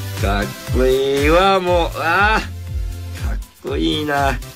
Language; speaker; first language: Japanese; native; Japanese